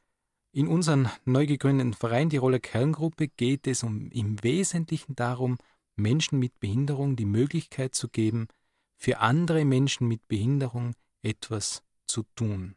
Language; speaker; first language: German; native; German